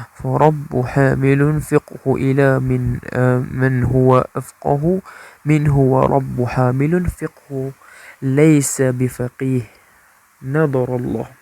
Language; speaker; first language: Arabic; non-native, learner; Malay